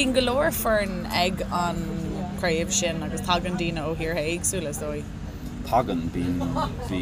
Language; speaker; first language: Irish; native; Irish